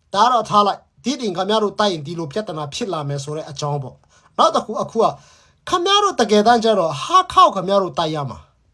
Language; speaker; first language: Burmese; non-native, local second language; Hakha Chin